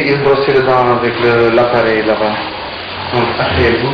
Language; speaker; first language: French; non-native, learner; Turkish